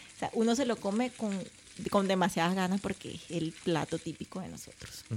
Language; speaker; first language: Spanish; native; Spanish